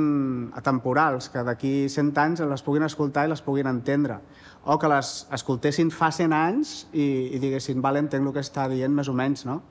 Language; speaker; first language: Catalan; native; Catalan